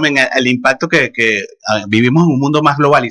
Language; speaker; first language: Spanish; native; Spanish